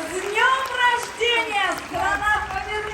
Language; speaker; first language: Russian; native; Russian